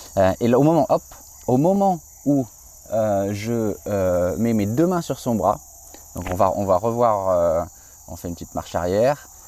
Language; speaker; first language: French; native; French